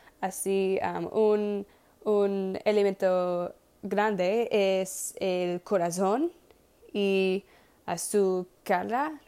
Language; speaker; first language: Spanish; non-native, learner; English